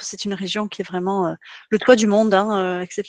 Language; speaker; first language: French; native; French